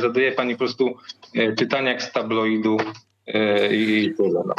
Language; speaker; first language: Polish; native; Polish